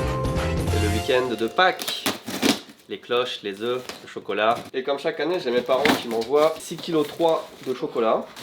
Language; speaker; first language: French; native; French